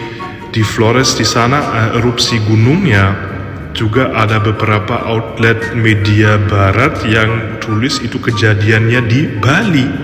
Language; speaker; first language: Indonesian; non-native, fluent; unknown